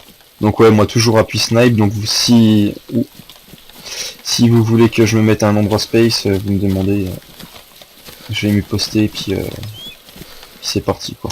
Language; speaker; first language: French; native; French